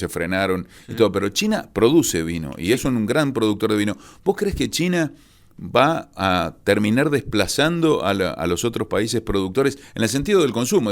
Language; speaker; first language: Spanish; native; Spanish